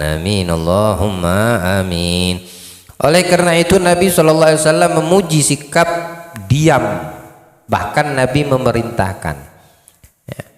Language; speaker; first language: Indonesian; native; Indonesian